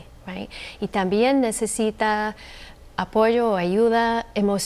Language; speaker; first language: Spanish; non-native, fluent; English